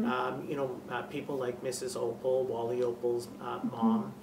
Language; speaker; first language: English; native; English